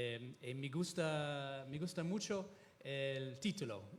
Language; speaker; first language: Spanish; non-native, fluent; Italian